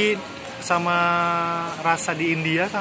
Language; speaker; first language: Indonesian; native; Indonesian